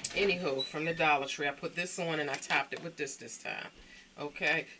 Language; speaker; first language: English; native; English